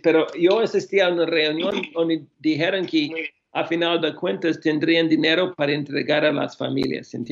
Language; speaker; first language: Spanish; non-native, fluent; English